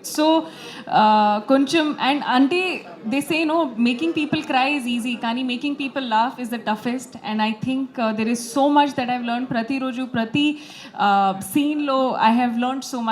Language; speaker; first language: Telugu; non-native, local second language; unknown